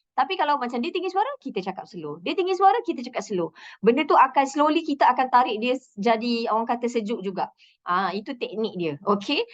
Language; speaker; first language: Malay; native; Malay